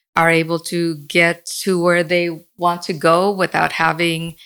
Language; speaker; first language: English; early bilingual, other home language; Spanish